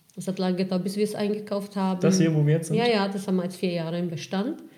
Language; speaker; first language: German; non-native, fluent; Czech